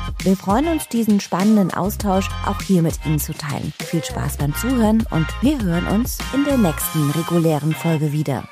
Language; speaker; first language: German; native; German